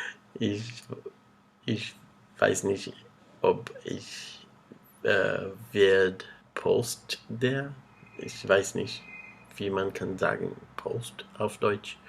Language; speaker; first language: German; non-native, learner; Portuguese